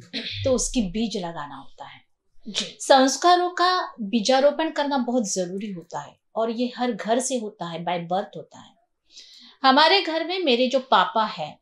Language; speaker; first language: Hindi; non-native, local second language; Marathi